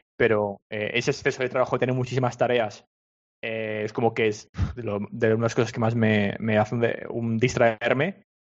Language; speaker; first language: Spanish; native; Spanish